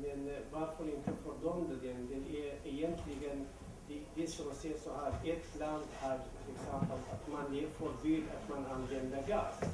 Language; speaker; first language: Swedish; non-native, local second language; Kurdish